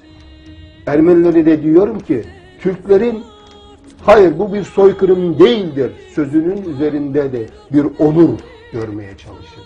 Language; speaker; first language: Turkish; native; Turkish